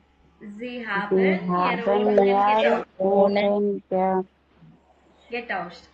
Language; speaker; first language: German; non-native, fluent; Tamil